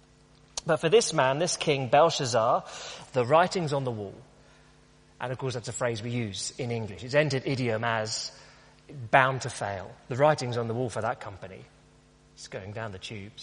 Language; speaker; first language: English; native; English